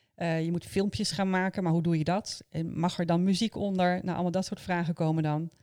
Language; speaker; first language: Dutch; native; Dutch